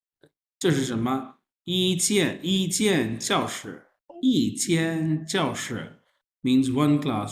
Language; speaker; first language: Chinese; non-native, fluent; Urdu